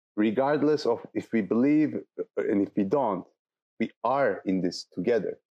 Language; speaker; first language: English; non-native, fluent; Turkish